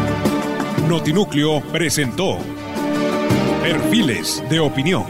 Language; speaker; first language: Spanish; native; Spanish